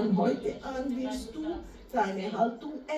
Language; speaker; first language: German; non-native, fluent; Portuguese